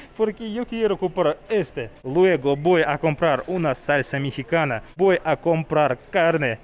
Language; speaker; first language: Spanish; non-native, learner; Russian